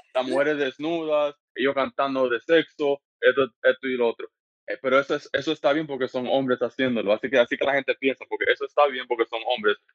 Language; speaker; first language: Spanish; early bilingual, heritage; Spanish